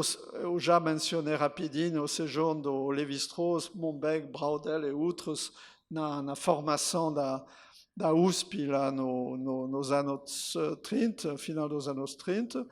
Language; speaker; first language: Portuguese; non-native, fluent; French